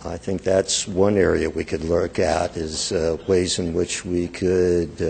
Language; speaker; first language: English; native; English